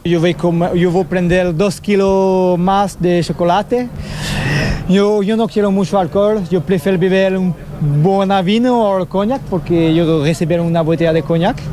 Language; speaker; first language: Portuguese; non-native, learner; French